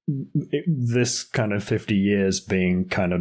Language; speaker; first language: English; native; English